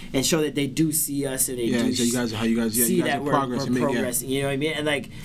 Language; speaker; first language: English; native; English